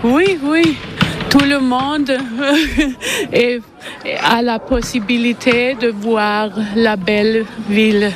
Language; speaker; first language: French; non-native, learner; German